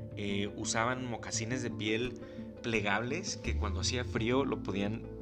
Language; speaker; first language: Spanish; native; Spanish